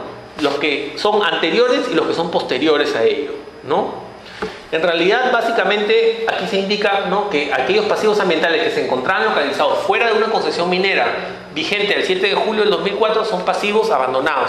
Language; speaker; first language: Spanish; native; Spanish